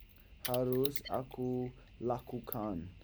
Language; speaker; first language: Indonesian; non-native, learner; English